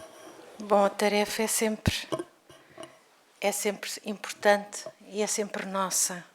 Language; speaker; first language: Portuguese; native; Portuguese